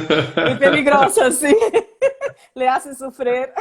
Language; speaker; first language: Spanish; non-native, learner; Portuguese